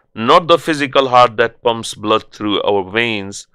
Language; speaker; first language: English; non-native, local second language; Urdu